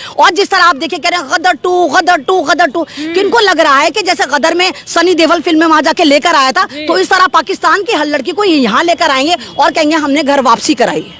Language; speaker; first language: Hindi; native; Hindi